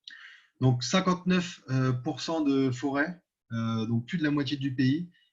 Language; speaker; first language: French; native; French